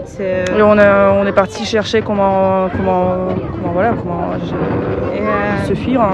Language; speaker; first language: French; non-native, fluent; Russian